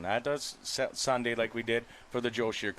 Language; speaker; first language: English; native; English